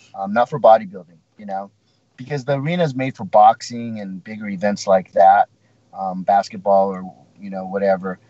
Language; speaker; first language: English; native; English